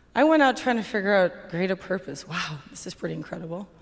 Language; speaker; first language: English; native; English